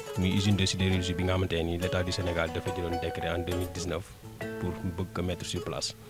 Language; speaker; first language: Wolof; native; Wolof